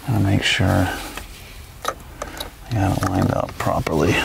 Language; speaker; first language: English; native; English